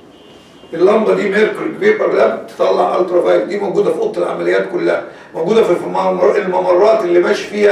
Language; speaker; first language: Arabic; native; Arabic